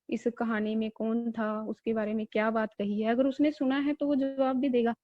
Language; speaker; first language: Hindi; non-native, local second language; Punjabi